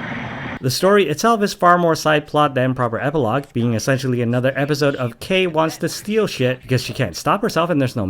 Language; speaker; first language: English; native; English